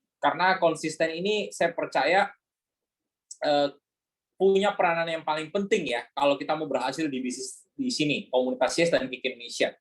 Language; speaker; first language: Indonesian; native; Indonesian